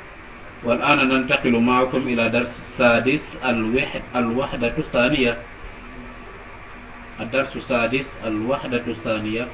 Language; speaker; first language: Arabic; non-native, fluent; Wolof